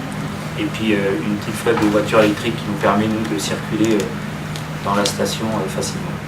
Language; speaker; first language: French; native; French